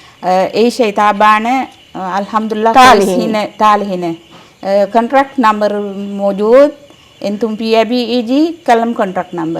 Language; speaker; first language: Arabic; non-native, learner; Sinhala